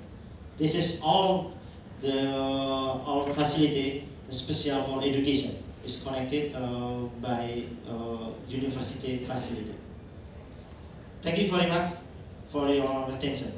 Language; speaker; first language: English; non-native, learner; Indonesian